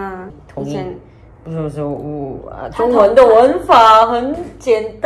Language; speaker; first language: Chinese; non-native, learner; Korean